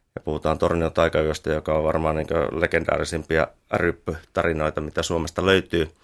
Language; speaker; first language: Finnish; native; Finnish